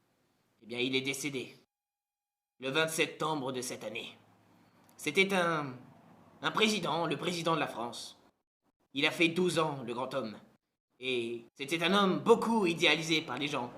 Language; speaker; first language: French; native; French